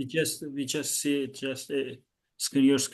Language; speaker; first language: English; non-native, learner; Azerbaijani